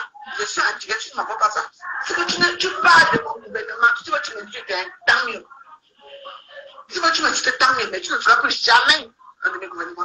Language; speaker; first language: French; native; French